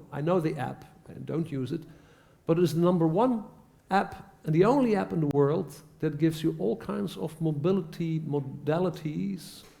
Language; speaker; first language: English; non-native, fluent; Dutch